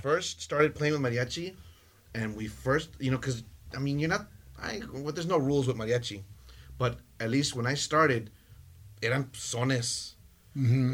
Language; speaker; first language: English; early bilingual, other home language; Spanish